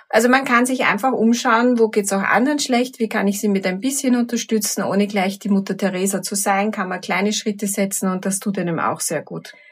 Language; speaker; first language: German; native; German